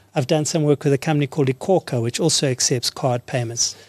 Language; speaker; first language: English; native; English